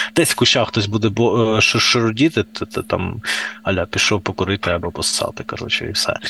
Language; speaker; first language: Ukrainian; non-native, local second language; Russian